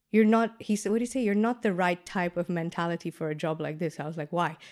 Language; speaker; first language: English; non-native, local second language; Gujarati